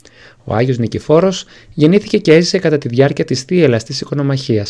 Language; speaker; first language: Greek; native; Greek